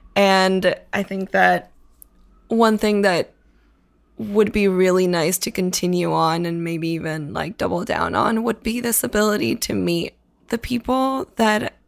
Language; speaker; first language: English; early bilingual, other home language; Spanish